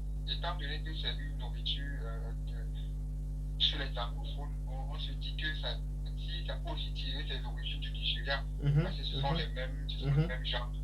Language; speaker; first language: French; non-native, learner; English